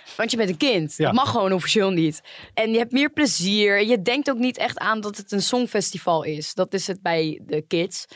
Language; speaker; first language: Dutch; early bilingual, other home language; Greek